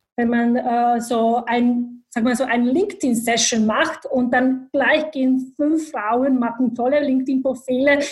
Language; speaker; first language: German; non-native, fluent; Bosnian